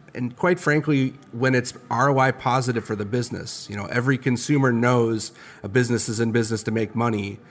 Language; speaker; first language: English; native; English